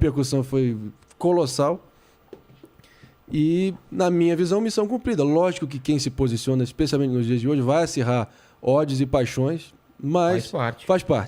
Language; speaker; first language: Portuguese; native; Portuguese